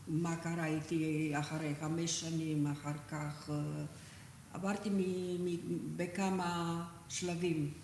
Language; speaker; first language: Hebrew; non-native, fluent; Romanian